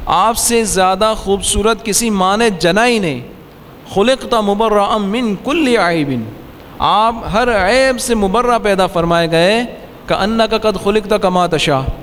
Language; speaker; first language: Urdu; native; Urdu